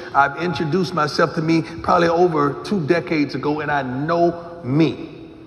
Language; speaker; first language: English; native; English